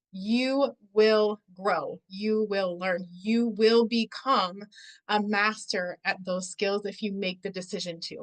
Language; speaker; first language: English; native; English